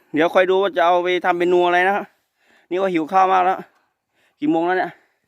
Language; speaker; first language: Thai; native; Thai